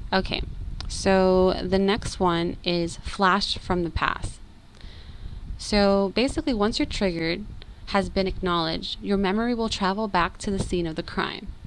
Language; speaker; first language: English; native; English